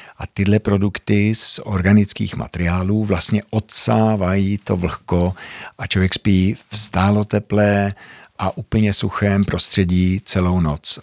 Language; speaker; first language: Czech; early bilingual, heritage; Czech